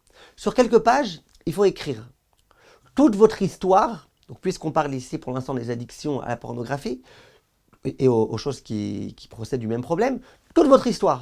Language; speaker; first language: French; native; French